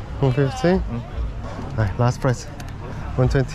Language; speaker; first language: English; non-native, learner; Korean